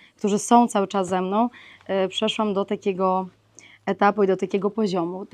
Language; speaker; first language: Polish; non-native, fluent; Ukrainian